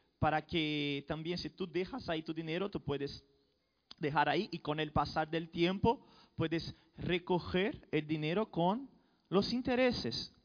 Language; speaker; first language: Spanish; non-native, fluent; Portuguese